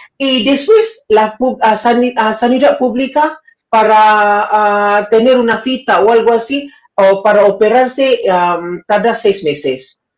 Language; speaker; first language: Spanish; non-native, fluent; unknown